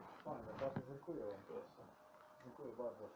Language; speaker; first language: Polish; non-native, learner; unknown